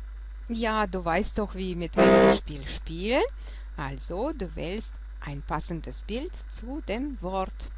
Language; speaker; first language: German; non-native, fluent; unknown